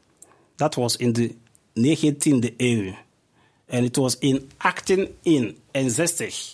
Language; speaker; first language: Dutch; non-native, fluent; Igbo